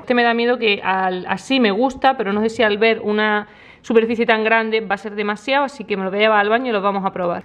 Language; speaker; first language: Spanish; native; Spanish